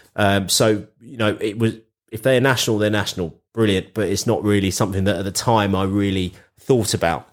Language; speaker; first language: English; native; English